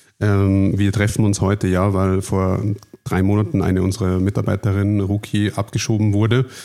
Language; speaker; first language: German; native; German